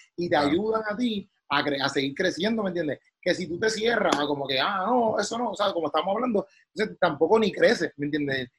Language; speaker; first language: Spanish; native; Spanish